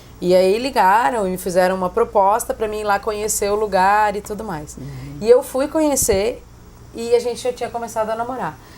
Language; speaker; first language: Portuguese; native; Portuguese